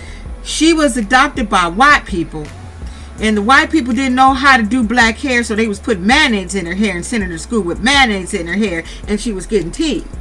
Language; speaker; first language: English; native; English